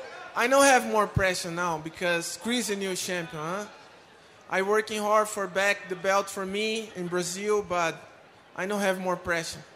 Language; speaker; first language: English; non-native, learner; Portuguese